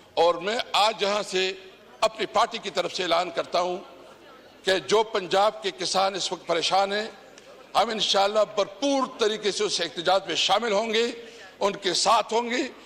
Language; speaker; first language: Urdu; non-native, local second language; Pashto